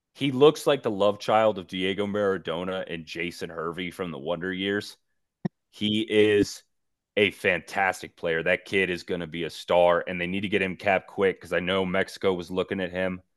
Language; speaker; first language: English; native; English